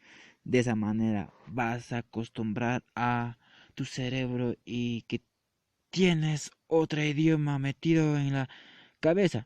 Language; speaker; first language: Spanish; non-native, local second language; Quechua